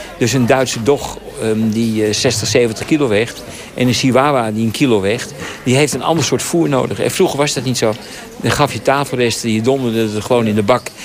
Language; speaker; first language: Dutch; native; Dutch